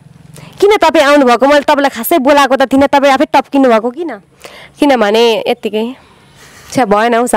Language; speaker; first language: Nepali; native; Nepali